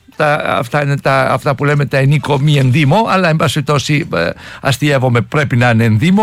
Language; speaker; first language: Greek; native; Greek